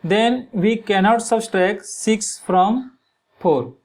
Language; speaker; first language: English; non-native, local second language; Marathi